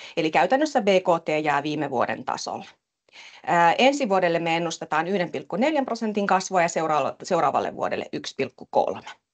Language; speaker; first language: Finnish; native; Finnish